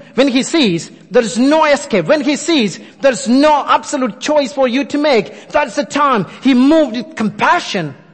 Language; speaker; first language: English; non-native, local second language; Malayalam